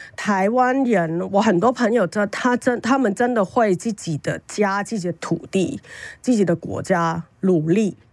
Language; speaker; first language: Chinese; non-native, fluent; Cantonese